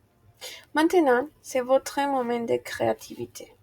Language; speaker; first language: French; non-native, fluent; Spanish